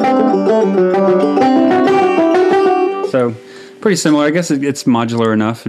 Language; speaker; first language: English; native; English